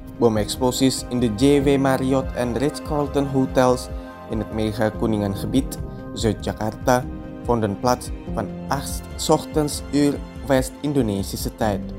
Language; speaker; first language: Dutch; non-native, fluent; Indonesian